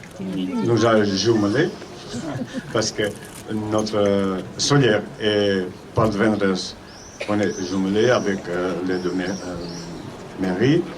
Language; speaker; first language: French; non-native, learner; Catalan